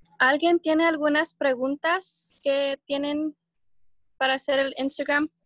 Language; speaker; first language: Spanish; early bilingual, heritage; Spanish